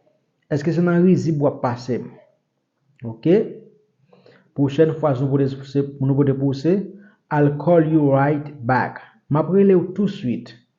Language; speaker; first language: French; non-native, learner; Haitian Creole